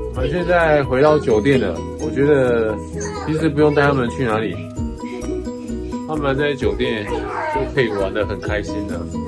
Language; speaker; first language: Chinese; native; Chinese